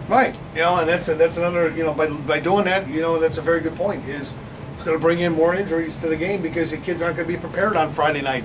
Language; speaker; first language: English; native; English